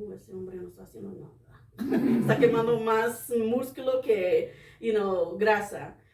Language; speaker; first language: Spanish; early bilingual, other home language; English